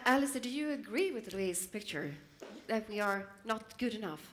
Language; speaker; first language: English; non-native, fluent; Swedish